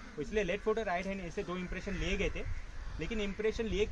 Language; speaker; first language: Hindi; non-native, local second language; Marathi